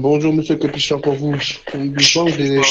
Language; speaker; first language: French; native; French